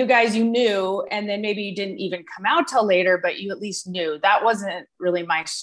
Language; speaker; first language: English; native; English